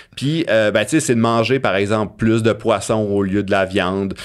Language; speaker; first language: French; native; French